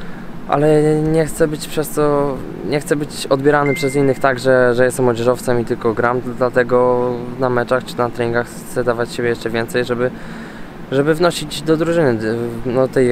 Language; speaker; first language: Polish; native; Polish